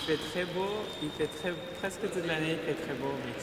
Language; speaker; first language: French; non-native, fluent; Spanish